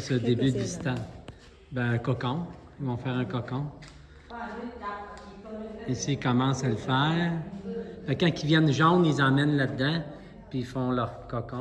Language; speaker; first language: French; native; French